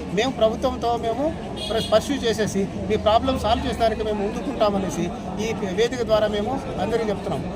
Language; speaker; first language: Telugu; non-native, local second language; Lambadi